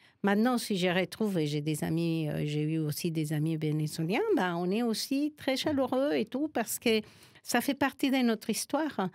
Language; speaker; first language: French; non-native, fluent; Spanish